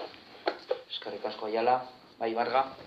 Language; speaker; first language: Basque; non-native, local second language; Spanish